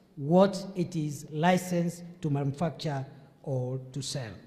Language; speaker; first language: English; non-native, local second language; Meru